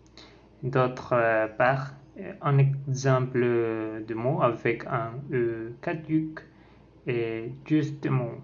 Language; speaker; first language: French; non-native, learner; Spanish